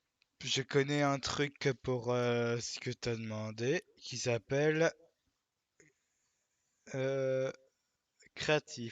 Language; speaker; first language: French; native; French